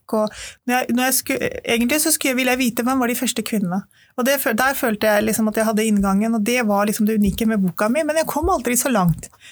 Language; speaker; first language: Norwegian; early bilingual, other home language; Urdu